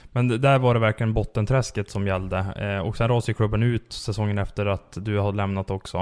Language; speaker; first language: Swedish; native; Swedish